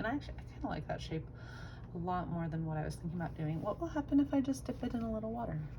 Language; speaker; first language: English; native; English